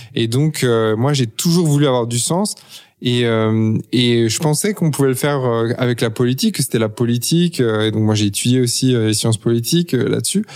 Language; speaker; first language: French; native; French